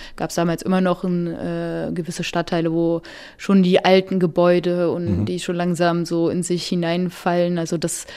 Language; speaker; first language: German; native; German